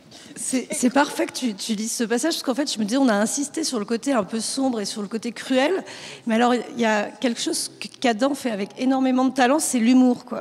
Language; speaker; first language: French; native; French